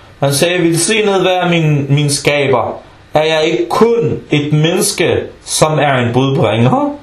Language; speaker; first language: Danish; early bilingual, other home language; Arabic